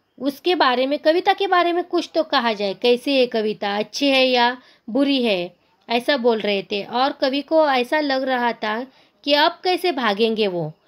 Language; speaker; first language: Hindi; non-native, local second language; Marathi